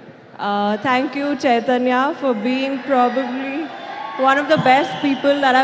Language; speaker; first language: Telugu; non-native, learner; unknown